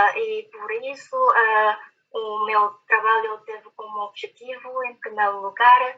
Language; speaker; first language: Portuguese; non-native, fluent; Chinese